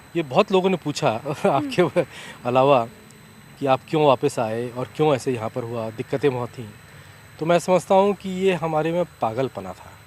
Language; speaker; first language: Hindi; native; Hindi